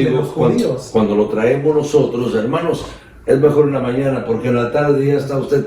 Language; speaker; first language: Spanish; native; Spanish